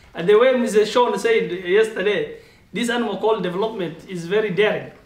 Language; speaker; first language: English; non-native, local second language; Oromo